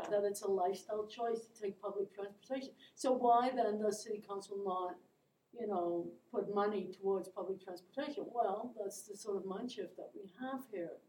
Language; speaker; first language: English; non-native, fluent; Dutch